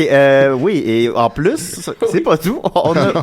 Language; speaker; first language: French; native; French